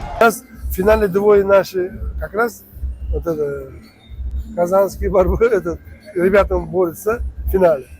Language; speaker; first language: Russian; non-native, local second language; Tatar